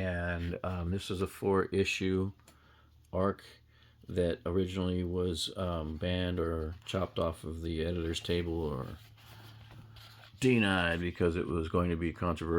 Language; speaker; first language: English; native; English